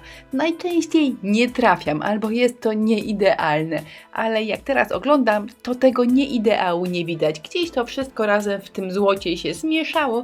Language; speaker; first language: Polish; native; Polish